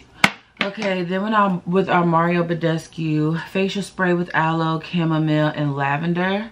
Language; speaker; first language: English; native; English